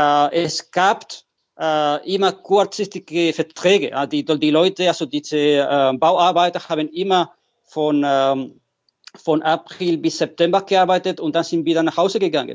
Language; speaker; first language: German; non-native, fluent; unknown